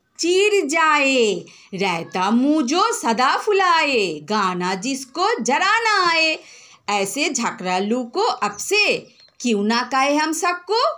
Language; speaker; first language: Hindi; non-native, local second language; Bangla